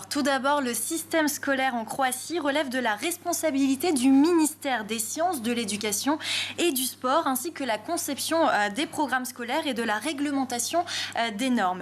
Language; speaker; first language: French; native; French